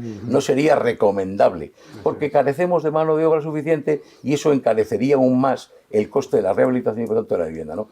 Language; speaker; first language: Spanish; native; Spanish